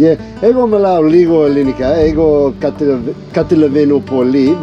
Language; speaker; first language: Greek; non-native, learner; English